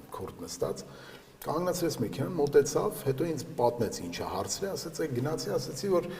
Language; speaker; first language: Armenian; native; Armenian